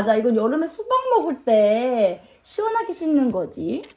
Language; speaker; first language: Korean; native; Korean